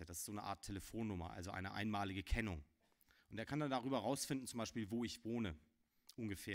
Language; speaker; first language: German; native; German